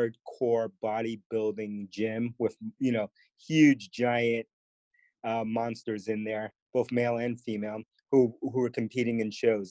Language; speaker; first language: English; early bilingual, other home language; Spanish